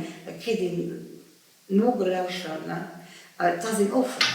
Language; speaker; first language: German; non-native, local second language; Luxembourgish